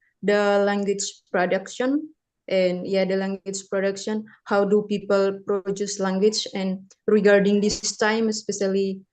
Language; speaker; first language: English; non-native, fluent; Indonesian